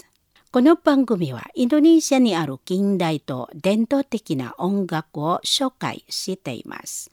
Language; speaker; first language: Japanese; non-native, learner; Indonesian